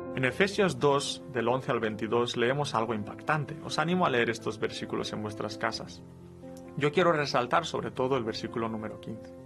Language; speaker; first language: Spanish; non-native, fluent; Romanian